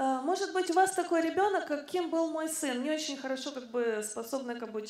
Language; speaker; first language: Russian; native; Russian